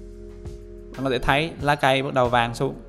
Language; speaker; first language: Vietnamese; native; Vietnamese